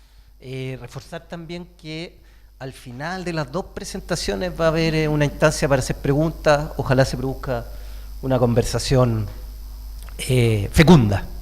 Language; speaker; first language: Spanish; native; Spanish